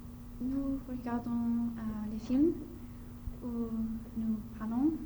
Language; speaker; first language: French; non-native, learner; English